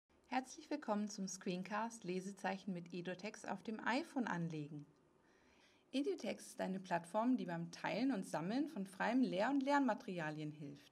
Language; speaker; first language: German; native; German